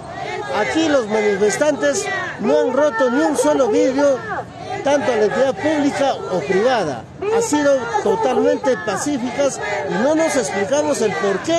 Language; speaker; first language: Spanish; native; Spanish